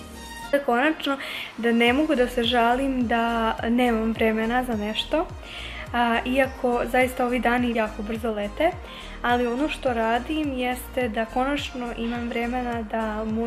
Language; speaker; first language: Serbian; non-native, local second language; Slovak